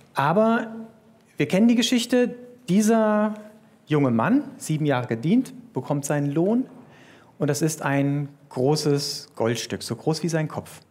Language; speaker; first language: German; native; German